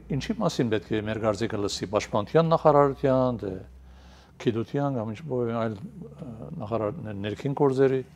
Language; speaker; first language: Armenian; early bilingual, heritage; Armenian